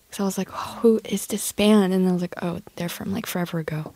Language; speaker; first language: English; early bilingual, other home language; Korean